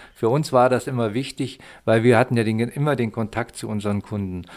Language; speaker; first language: German; native; German